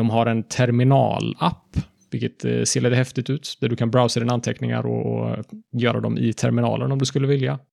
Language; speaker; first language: Swedish; native; Swedish